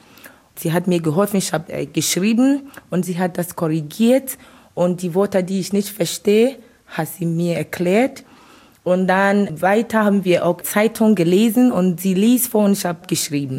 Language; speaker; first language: German; non-native, learner; Akan